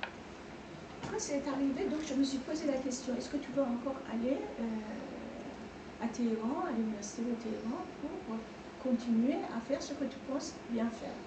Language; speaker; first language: French; non-native, fluent; Persian